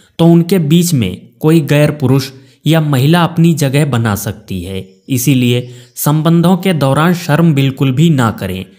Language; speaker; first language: Hindi; native; Hindi